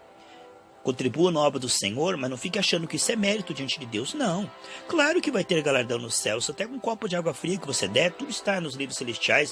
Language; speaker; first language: Portuguese; native; Portuguese